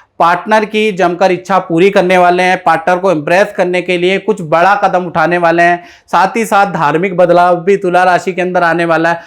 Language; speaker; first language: Hindi; native; Hindi